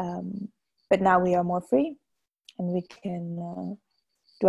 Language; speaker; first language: English; non-native, fluent; Dutch